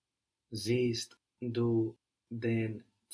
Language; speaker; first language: German; non-native, learner; English